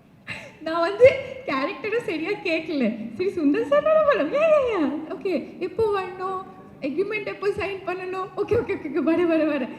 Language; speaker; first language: Tamil; early bilingual, heritage; Tamil